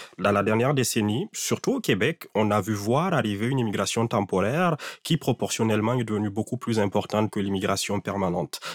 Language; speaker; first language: French; non-native, local second language; Fula